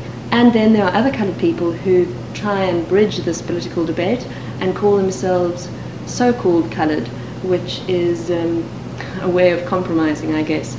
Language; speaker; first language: English; native; English